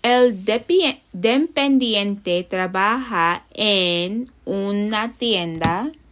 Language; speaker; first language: Spanish; non-native, learner; English